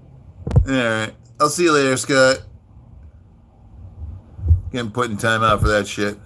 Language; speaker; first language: English; native; English